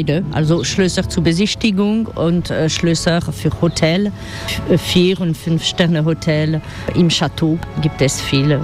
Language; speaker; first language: German; non-native, fluent; French